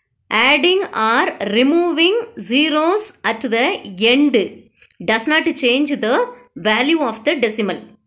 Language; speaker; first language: English; non-native, local second language; Tamil